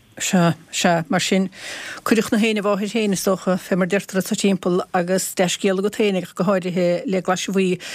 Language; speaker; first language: Irish; native; Irish